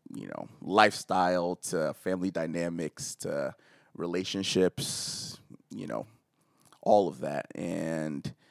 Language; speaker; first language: English; early bilingual, other home language; Akan